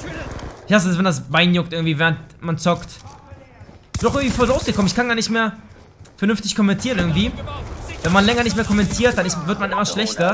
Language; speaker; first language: German; native; German